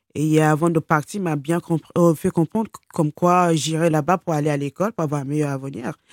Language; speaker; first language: French; non-native, fluent; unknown